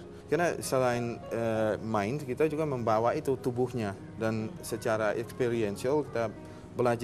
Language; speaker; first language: Indonesian; non-native, fluent; Dutch